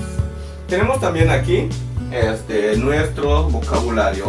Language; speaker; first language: Spanish; non-native, local second language; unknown